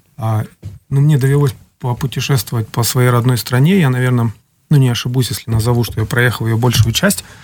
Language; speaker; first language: Russian; native; Russian